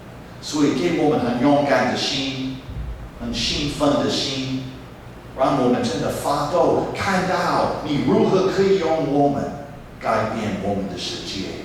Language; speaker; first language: Chinese; non-native, fluent; English